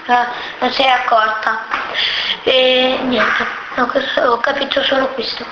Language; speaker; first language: Italian; early bilingual, other home language; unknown